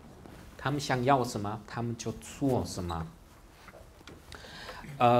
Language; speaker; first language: Chinese; non-native, fluent; German